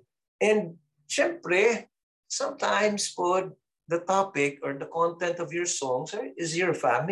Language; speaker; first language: English; non-native, local second language; Cebuano